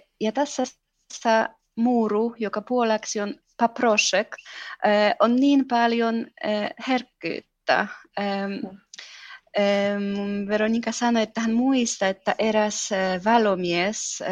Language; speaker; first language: Finnish; non-native, fluent; Polish